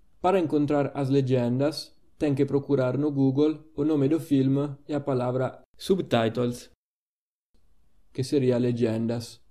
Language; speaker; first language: Portuguese; non-native, fluent; Italian